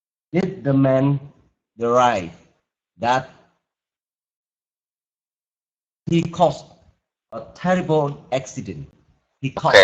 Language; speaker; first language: English; non-native, learner; Vietnamese